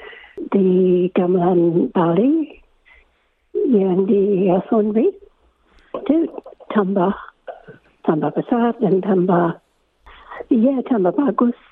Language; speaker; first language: Indonesian; non-native, fluent; English